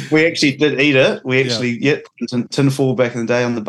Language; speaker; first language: English; native; English